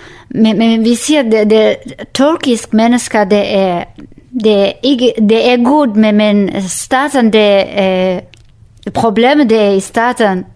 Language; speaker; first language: Danish; non-native, learner; Kurdish